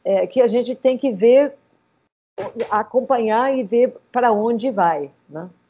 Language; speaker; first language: Portuguese; non-native, fluent; English